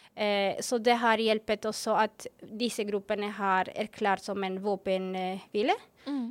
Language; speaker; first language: Norwegian; non-native, fluent; Spanish